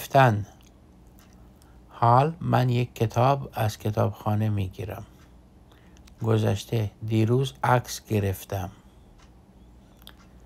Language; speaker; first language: Persian; non-native, fluent; Urdu